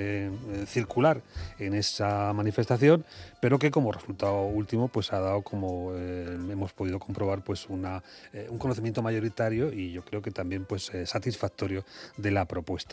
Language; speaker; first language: Spanish; native; Spanish